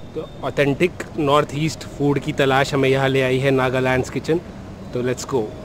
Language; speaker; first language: Hindi; native; Hindi